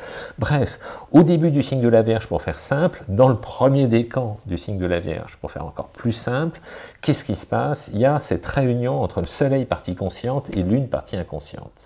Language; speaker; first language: French; native; French